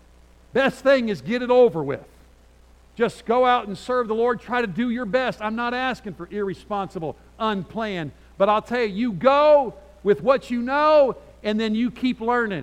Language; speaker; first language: English; native; English